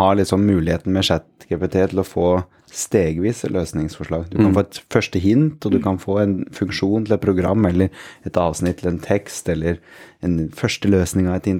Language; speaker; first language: Norwegian; native; Norwegian